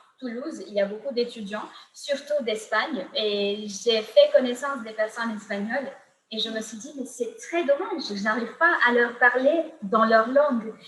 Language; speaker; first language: French; non-native, fluent; Gujarati